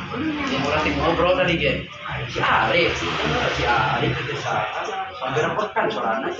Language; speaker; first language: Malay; non-native, local second language; Sundanese